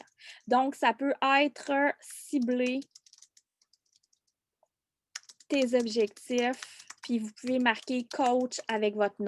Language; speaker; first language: French; native; French